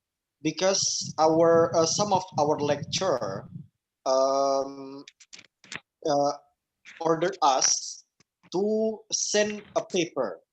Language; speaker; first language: English; non-native, learner; Indonesian